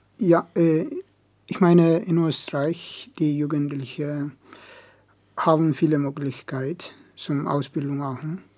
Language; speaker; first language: German; non-native, learner; Amharic